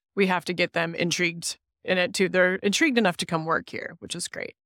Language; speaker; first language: English; native; English